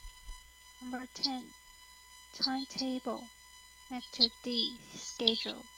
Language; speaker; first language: English; non-native, learner; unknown